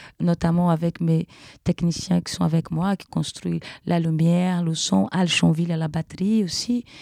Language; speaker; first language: French; non-native, fluent; Portuguese